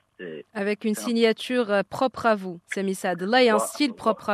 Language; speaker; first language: French; native; French